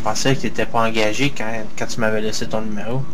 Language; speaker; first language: French; native; French